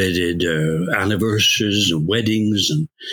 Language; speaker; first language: English; native; English